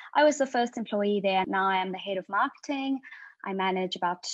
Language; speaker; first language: English; native; English